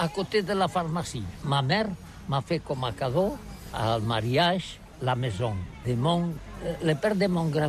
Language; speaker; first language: French; non-native, learner; Catalan